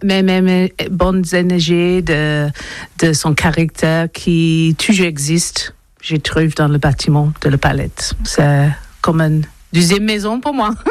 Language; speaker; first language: French; non-native, learner; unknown